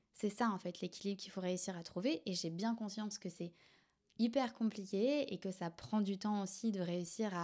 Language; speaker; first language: French; native; French